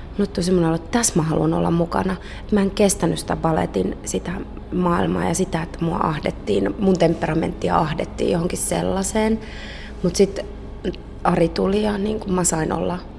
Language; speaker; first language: Finnish; native; Finnish